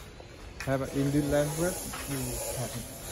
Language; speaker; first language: English; non-native, learner; Thai